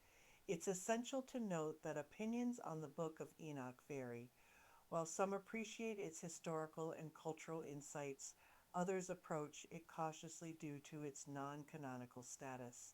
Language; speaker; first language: English; native; English